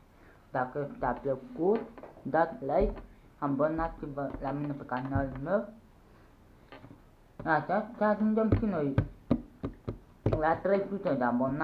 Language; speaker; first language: Romanian; non-native, learner; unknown